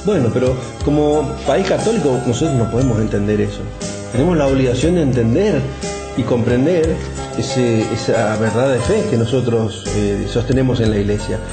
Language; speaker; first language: Spanish; native; Spanish